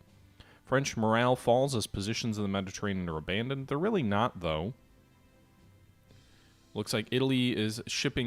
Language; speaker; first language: English; native; English